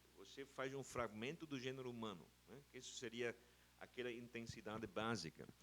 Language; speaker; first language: Portuguese; non-native, fluent; German